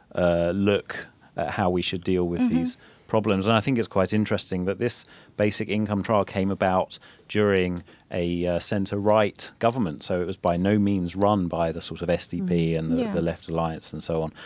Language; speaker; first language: English; native; English